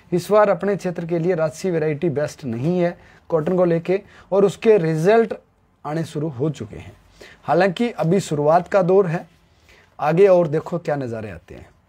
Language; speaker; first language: Hindi; native; Hindi